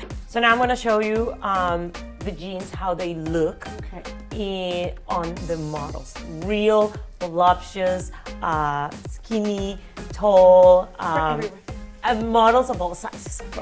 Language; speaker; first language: English; non-native, fluent; Spanish